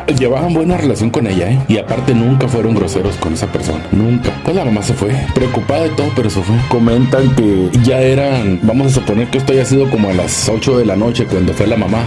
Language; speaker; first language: Spanish; native; Spanish